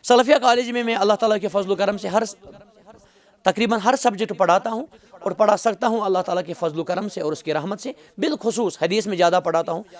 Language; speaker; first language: Hindi; non-native, local second language; Kashmiri